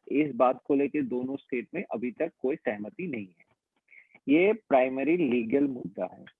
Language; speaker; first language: Hindi; non-native, local second language; Assamese